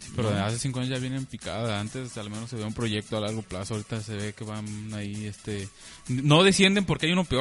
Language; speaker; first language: Spanish; native; Spanish